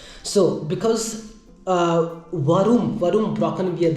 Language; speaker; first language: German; non-native, learner; Hindi